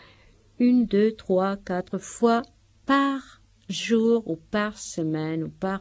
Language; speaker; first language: French; non-native, fluent; Spanish